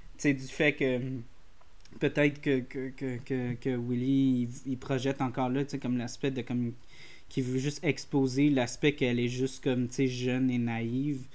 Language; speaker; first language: French; native; French